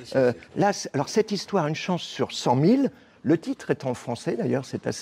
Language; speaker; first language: French; native; French